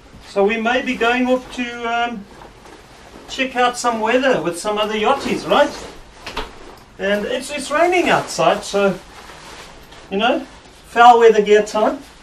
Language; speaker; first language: English; native; English